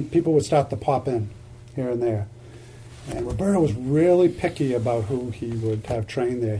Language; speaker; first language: English; native; English